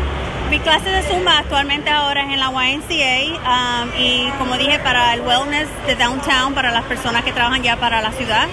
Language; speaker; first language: Spanish; native; Spanish